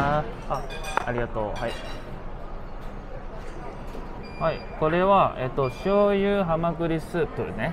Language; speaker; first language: Japanese; non-native, fluent; Cantonese